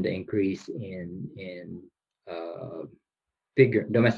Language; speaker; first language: English; non-native, local second language; Bikol